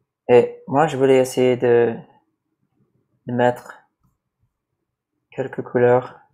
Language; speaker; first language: French; non-native, learner; English